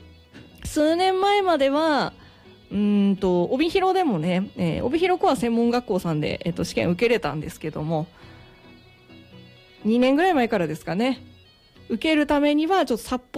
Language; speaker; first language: Japanese; native; Japanese